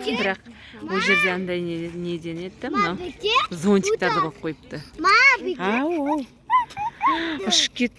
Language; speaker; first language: Kazakh; native; Kazakh